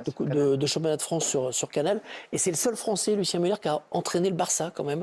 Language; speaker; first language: French; native; French